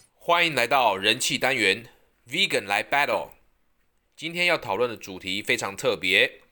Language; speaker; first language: Chinese; native; Chinese